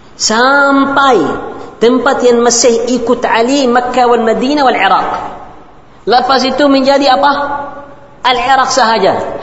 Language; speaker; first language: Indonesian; non-native, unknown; Arabic